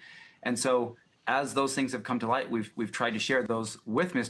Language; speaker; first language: English; native; English